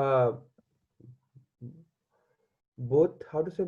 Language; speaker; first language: English; non-native, learner; Hindi